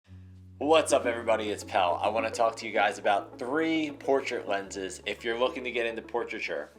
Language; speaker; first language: English; native; English